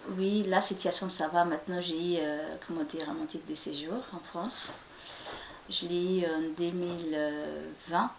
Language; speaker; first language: French; non-native, local second language; Somali